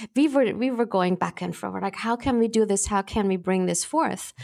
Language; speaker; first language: English; non-native, fluent; German